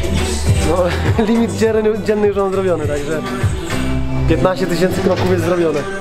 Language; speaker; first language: Polish; native; Polish